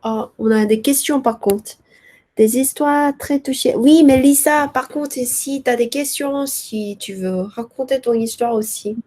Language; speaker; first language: French; non-native, learner; Korean